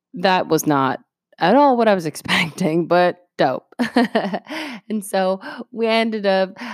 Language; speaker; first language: English; early bilingual, other home language; Spanish